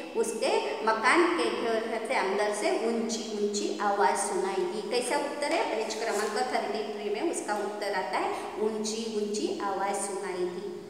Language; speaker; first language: Hindi; non-native, local second language; Kannada